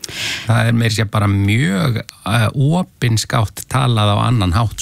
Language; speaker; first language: Icelandic; native; Icelandic